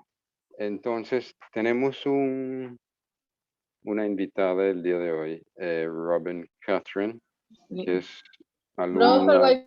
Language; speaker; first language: Spanish; non-native, fluent; English